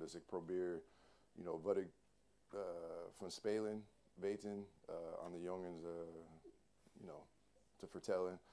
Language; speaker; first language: Dutch; non-native, learner; English